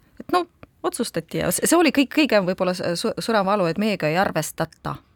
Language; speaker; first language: Estonian; non-native, local second language; Russian